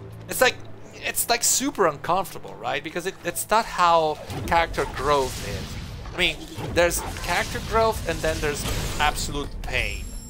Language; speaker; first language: English; non-native, fluent; Italian